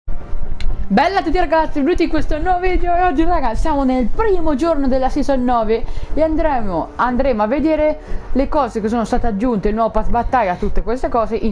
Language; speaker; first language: Italian; native; Italian